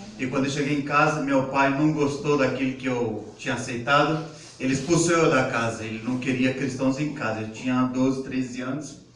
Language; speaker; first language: Portuguese; non-native, fluent; Hindi